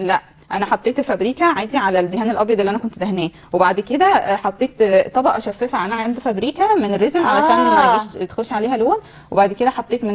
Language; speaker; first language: Arabic; native; Arabic